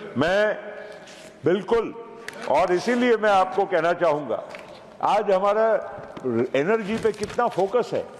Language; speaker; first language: Hindi; non-native, local second language; Gujarati